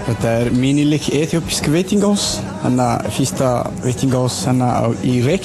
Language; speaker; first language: Icelandic; non-native, learner; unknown